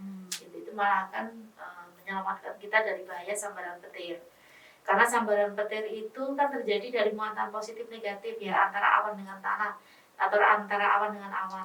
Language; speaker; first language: Indonesian; native; Indonesian